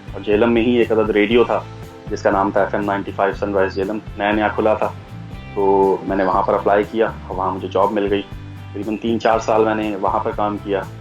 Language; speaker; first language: Urdu; non-native, local second language; Punjabi